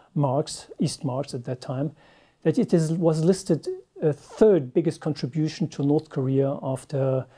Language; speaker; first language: English; non-native, fluent; German